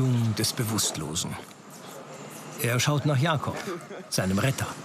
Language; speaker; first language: German; native; German